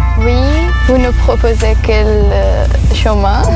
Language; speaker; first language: French; non-native, learner; Persian